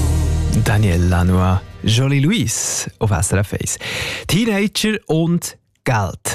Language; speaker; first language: German; native; German